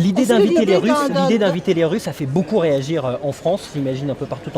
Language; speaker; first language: French; native; French